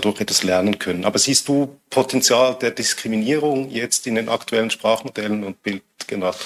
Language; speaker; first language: German; native; German